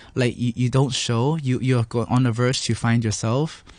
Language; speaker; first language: English; non-native, local second language; Cantonese